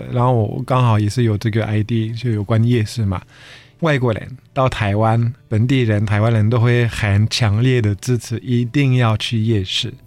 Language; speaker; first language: Chinese; non-native, fluent; French